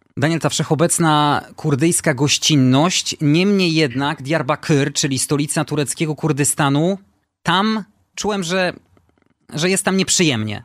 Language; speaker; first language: Polish; native; Polish